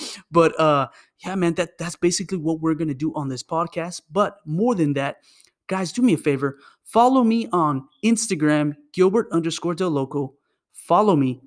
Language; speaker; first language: English; early bilingual, other home language; Spanish